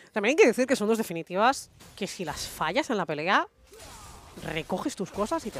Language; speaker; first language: Spanish; native; Spanish